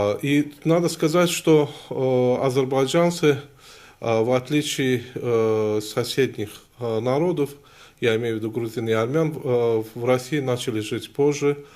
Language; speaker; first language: Russian; non-native, local second language; Azerbaijani